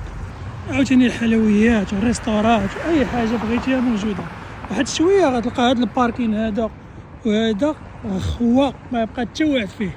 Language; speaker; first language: Arabic; native; Arabic